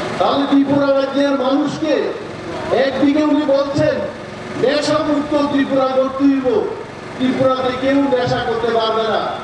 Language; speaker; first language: Bangla; non-native, local second language; Kok Borok